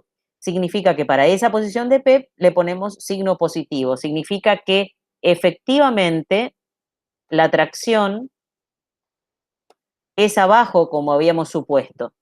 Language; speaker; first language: Spanish; native; Spanish